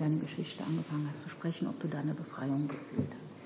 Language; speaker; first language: German; non-native, fluent; Hungarian